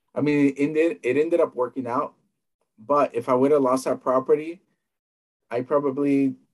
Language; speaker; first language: English; native; English